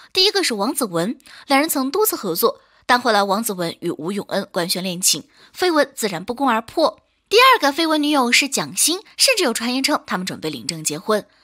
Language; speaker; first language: Chinese; native; Chinese